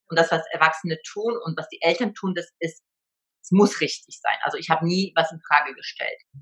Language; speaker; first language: German; early bilingual, other home language; Polish